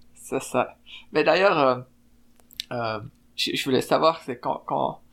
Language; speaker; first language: French; native; French